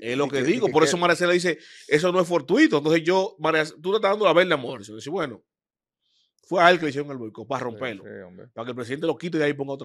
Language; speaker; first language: Spanish; native; Spanish